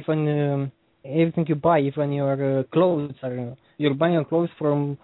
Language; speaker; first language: English; non-native, learner; Romanian